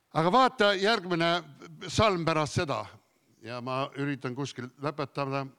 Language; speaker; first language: Estonian; non-native, fluent; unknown